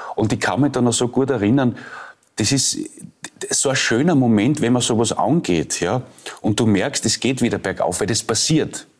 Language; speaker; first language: German; native; German